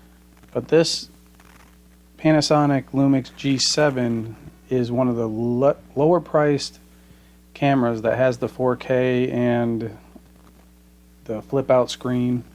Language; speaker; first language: English; native; English